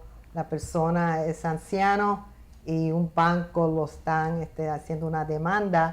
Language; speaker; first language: Spanish; early bilingual, heritage; Spanish